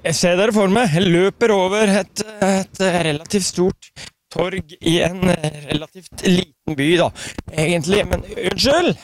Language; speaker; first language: Norwegian; native; Norwegian